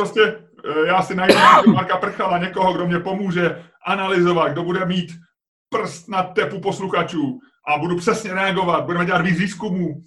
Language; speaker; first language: Czech; native; Czech